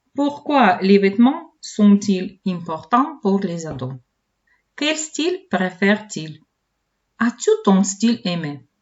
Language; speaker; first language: French; non-native, fluent; Ukrainian